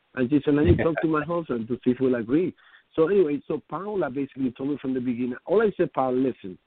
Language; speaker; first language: English; non-native, fluent; Spanish